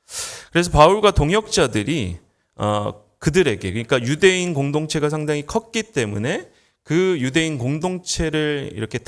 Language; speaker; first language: Korean; native; Korean